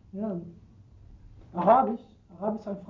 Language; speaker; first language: Dutch; non-native, learner; Arabic